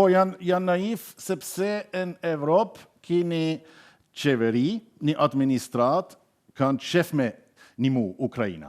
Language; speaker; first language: Albanian; non-native, learner; German